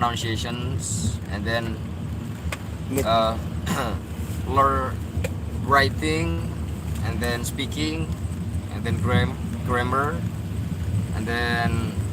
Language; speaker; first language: English; non-native, learner; Indonesian